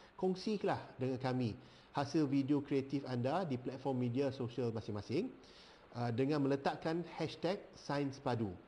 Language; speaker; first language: Malay; native; Malay